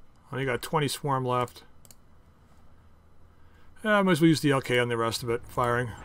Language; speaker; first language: English; native; English